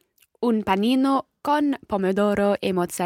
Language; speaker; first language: Italian; non-native, learner; English